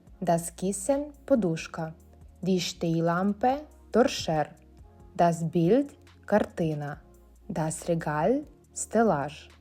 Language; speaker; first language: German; non-native, fluent; Ukrainian